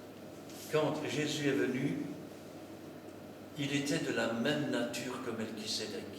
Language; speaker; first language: French; native; French